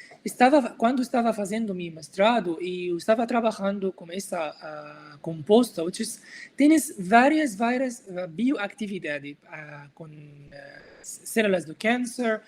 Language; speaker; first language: Portuguese; non-native, learner; Arabic